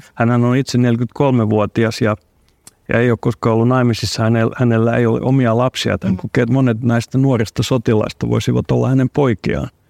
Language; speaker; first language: Finnish; non-native, local second language; Swedish